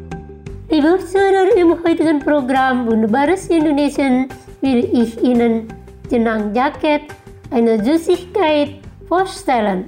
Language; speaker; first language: German; non-native, fluent; Indonesian